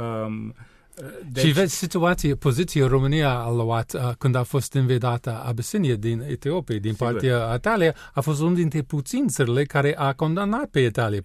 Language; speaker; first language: Romanian; non-native, learner; English